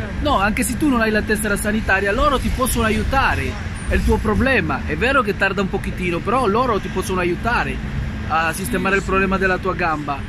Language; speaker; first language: Italian; non-native, fluent; Spanish